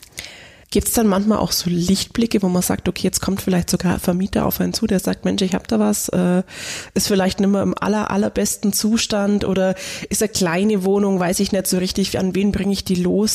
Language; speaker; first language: German; native; German